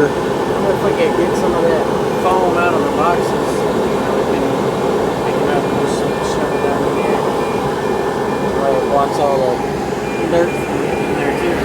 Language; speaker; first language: English; native; English